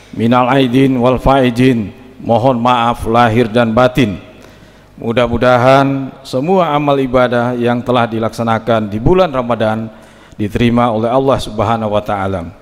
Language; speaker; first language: Indonesian; native; Indonesian